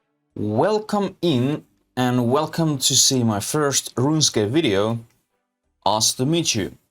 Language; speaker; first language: English; non-native, learner; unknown